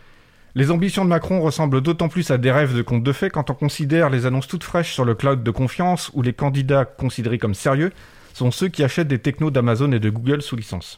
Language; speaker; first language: French; native; French